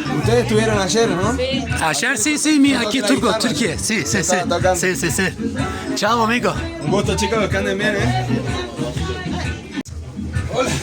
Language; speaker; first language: Spanish; non-native, learner; Turkish